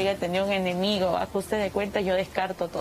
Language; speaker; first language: Spanish; native; Spanish